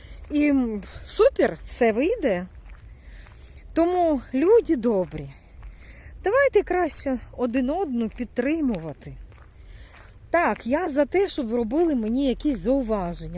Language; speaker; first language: Ukrainian; non-native, local second language; Russian